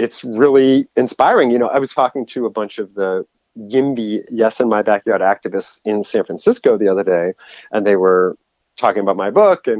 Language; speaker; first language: English; native; English